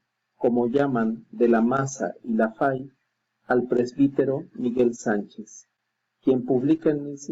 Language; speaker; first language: Spanish; native; Spanish